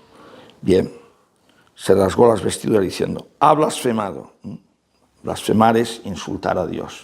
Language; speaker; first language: Spanish; native; Spanish